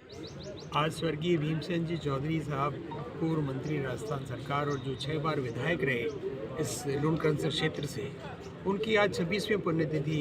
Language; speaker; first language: Hindi; native; Hindi